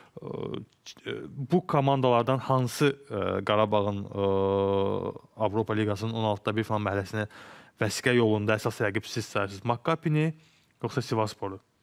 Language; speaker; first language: Azerbaijani; native; Azerbaijani